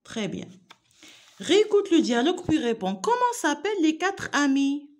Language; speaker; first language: French; non-native, local second language; Arabic